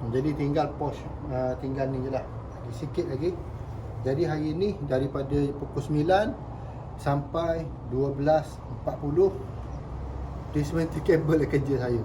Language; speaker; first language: Malay; native; Malay